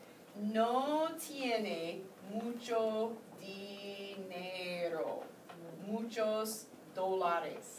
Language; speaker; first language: Spanish; non-native, fluent; English